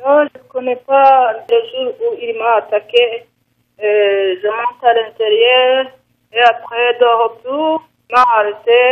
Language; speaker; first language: French; non-native, learner; Rundi